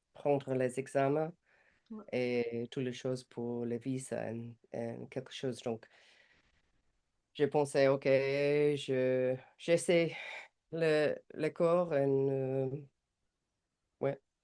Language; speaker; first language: French; non-native, learner; English